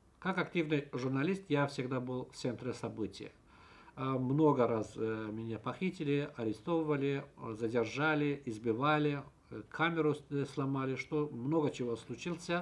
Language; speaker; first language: Russian; non-native, local second language; Azerbaijani